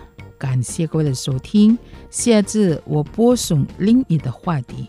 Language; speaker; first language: Chinese; non-native, fluent; Indonesian